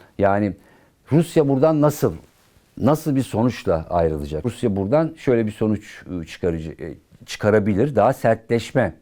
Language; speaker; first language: Turkish; native; Turkish